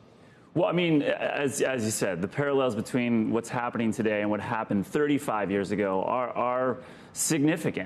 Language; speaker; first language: English; native; English